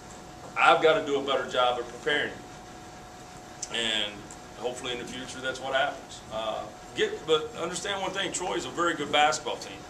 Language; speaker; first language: English; native; English